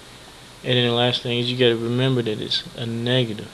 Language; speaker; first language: English; native; English